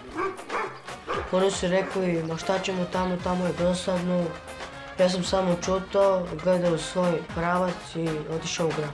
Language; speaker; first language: Serbian; non-native, local second language; Romany